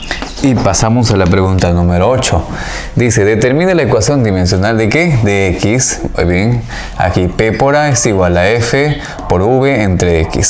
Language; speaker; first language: Spanish; native; Spanish